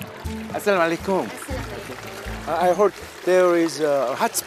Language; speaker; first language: English; non-native, learner; Korean